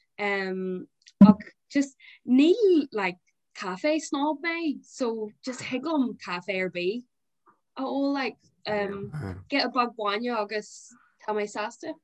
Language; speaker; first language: Irish; non-native, local second language; English